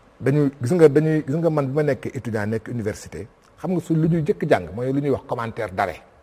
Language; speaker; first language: Wolof; non-native, local second language; Fula